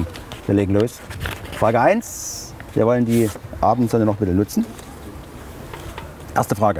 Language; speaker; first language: German; native; German